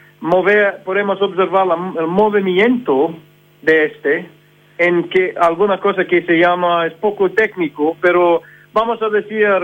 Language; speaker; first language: Spanish; non-native, fluent; English